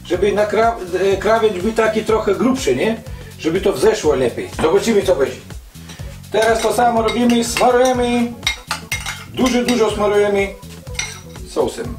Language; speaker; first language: Polish; non-native, learner; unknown